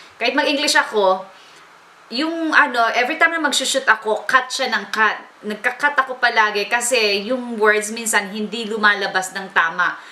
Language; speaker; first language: Filipino; native; Filipino